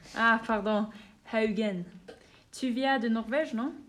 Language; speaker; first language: French; non-native, learner; Norwegian